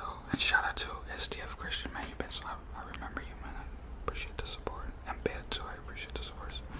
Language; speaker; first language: English; early bilingual, other home language; Spanish